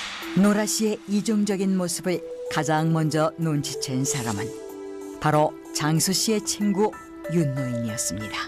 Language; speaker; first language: Korean; native; Korean